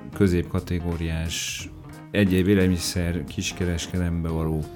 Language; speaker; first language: Hungarian; non-native, fluent; French